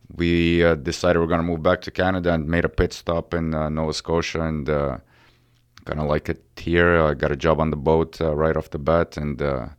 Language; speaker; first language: English; early bilingual, other home language; Ukrainian